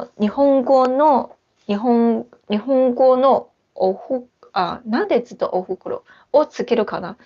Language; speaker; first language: Japanese; non-native, fluent; Chinese